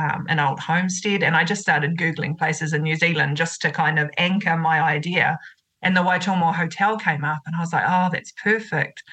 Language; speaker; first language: English; native; English